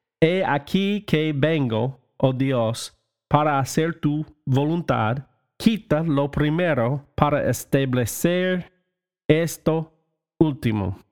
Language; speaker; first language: Spanish; non-native, learner; English